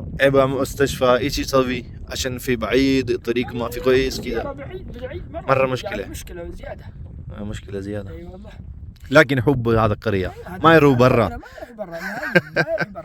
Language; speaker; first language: Arabic; non-native, learner; Malayalam